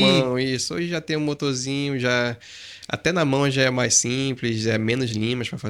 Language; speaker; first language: Portuguese; native; Portuguese